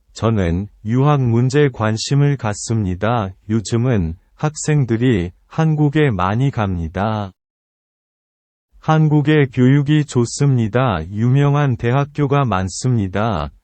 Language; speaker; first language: Korean; non-native, learner; Vietnamese